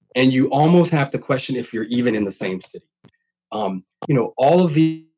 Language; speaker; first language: English; native; English